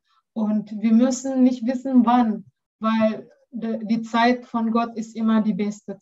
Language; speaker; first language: German; non-native, learner; Indonesian